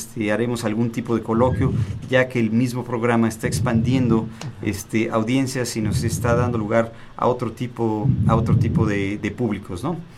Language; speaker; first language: Spanish; native; Spanish